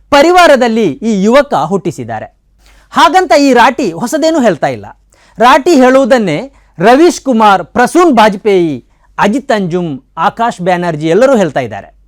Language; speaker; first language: Kannada; native; Kannada